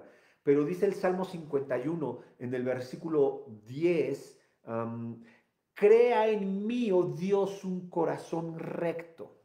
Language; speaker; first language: Spanish; native; Spanish